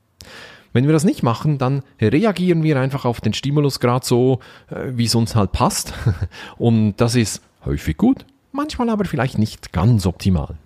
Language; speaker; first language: German; native; German